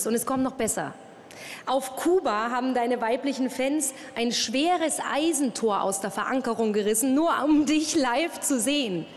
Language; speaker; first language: German; native; German